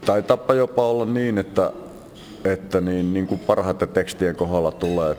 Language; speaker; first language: Finnish; native; Finnish